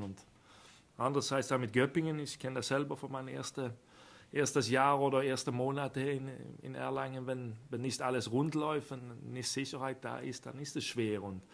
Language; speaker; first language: German; non-native, fluent; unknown